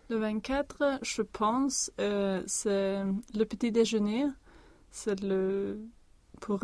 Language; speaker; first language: French; non-native, learner; Swedish